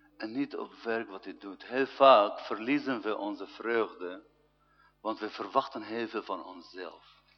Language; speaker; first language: Dutch; non-native, fluent; Arabic